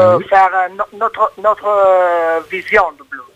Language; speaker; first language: French; non-native, learner; Italian